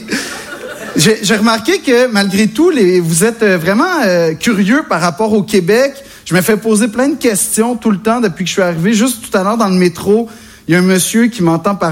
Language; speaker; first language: French; native; French